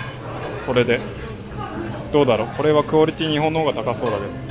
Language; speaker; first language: Japanese; native; Japanese